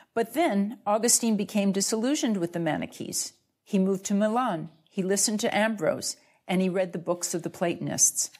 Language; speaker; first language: English; native; English